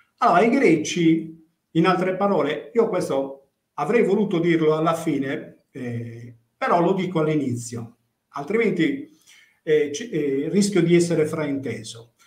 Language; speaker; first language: Italian; native; Italian